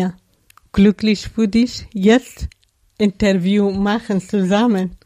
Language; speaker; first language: German; non-native, learner; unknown